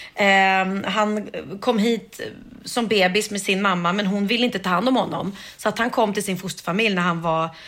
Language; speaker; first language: Swedish; native; Swedish